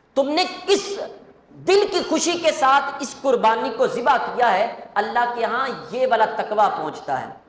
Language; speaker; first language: Urdu; non-native, local second language; Punjabi